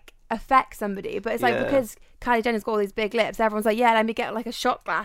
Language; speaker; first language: English; native; English